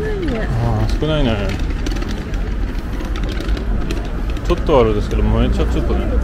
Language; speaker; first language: Japanese; non-native, learner; French